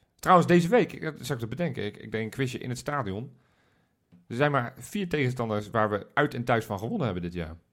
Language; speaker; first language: Dutch; native; Dutch